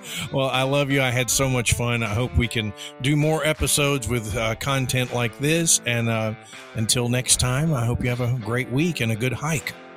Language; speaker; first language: English; early bilingual, other home language; Spanish